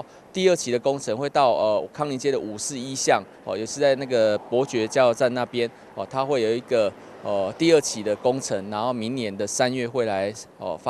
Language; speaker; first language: Chinese; native; Chinese